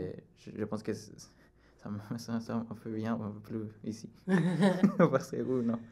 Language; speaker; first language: French; non-native, learner; Spanish